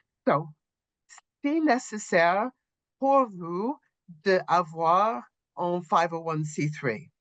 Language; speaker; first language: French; non-native, learner; English